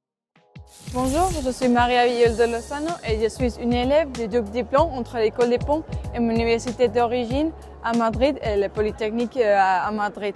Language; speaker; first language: French; non-native, learner; Spanish